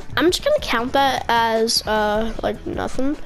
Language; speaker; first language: English; native; English